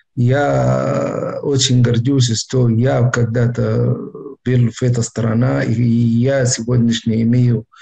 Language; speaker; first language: Russian; non-native, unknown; Arabic